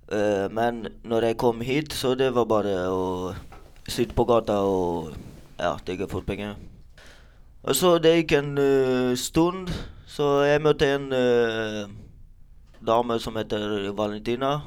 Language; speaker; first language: Norwegian; non-native, learner; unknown